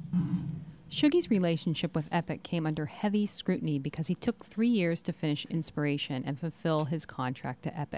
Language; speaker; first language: English; native; English